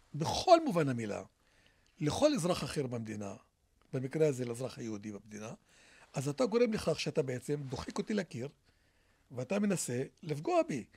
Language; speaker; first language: Hebrew; non-native, local second language; Arabic